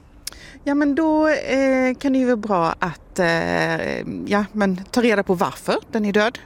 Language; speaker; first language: Swedish; native; Swedish